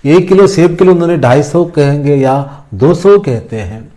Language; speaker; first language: Hindi; non-native, local second language; Kannada